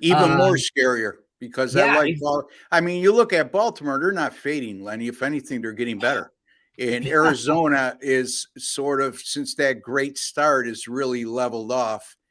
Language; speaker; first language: English; native; English